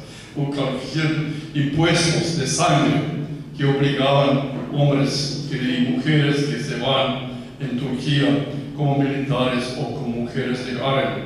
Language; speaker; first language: Spanish; non-native, fluent; Croatian